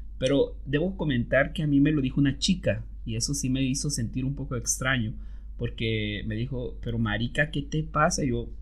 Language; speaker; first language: Spanish; native; Spanish